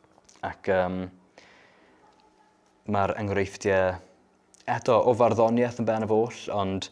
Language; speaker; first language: Welsh; native; Welsh